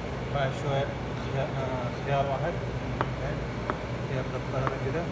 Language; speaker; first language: Arabic; non-native, learner; Urdu